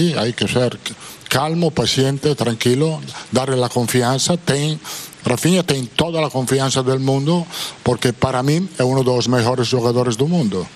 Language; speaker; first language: Portuguese; non-native, fluent; Italian